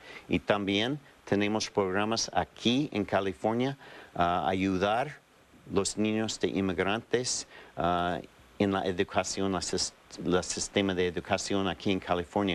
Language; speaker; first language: Spanish; non-native, fluent; English